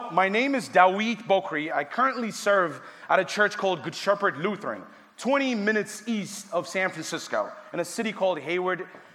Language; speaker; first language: English; non-native, fluent; Tigrinya